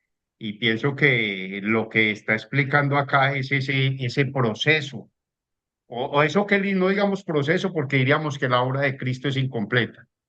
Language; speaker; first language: Spanish; native; Spanish